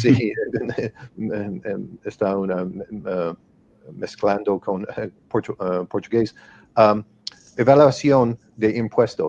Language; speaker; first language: Spanish; non-native, fluent; English